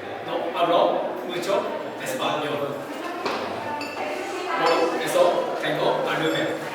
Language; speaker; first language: Spanish; non-native, learner; Japanese